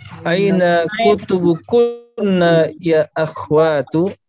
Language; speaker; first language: Arabic; non-native, learner; Indonesian